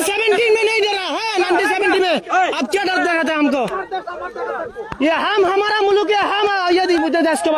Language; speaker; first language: Hindi; non-native, learner; Bangla